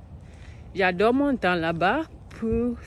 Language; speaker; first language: French; non-native, learner; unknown